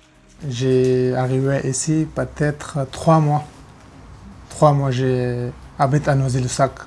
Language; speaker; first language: French; non-native, learner; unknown